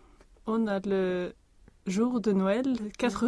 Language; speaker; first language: French; non-native, learner; Swedish